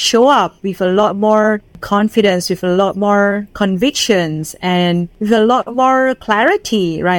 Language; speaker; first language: English; non-native, fluent; Indonesian